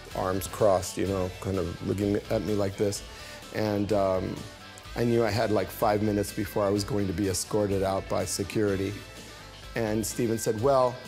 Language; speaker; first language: English; native; English